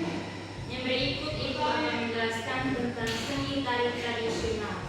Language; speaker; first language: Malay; non-native, local second language; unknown